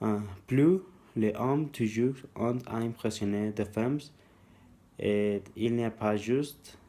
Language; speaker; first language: French; non-native, learner; Spanish